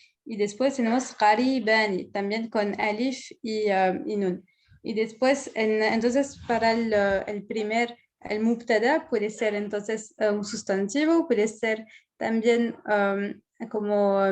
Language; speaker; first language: Spanish; non-native, fluent; Arabic